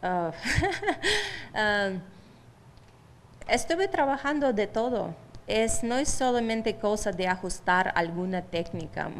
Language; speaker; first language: Spanish; non-native, fluent; Russian